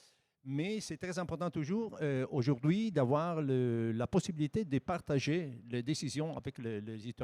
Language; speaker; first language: French; non-native, fluent; Italian